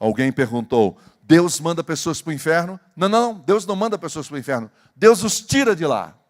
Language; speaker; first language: Portuguese; native; Portuguese